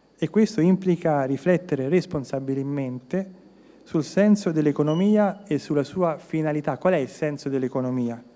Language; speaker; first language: Italian; native; Italian